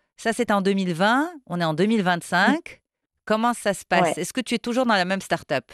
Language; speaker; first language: French; non-native, local second language; Arabic